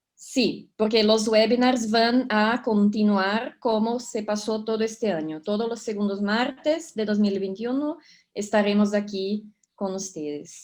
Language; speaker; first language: Spanish; non-native, fluent; Portuguese